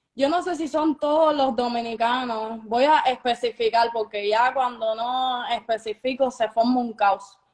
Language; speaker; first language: Spanish; native; Spanish